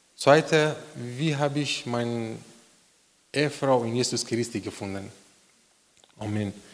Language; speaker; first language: German; non-native, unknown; Persian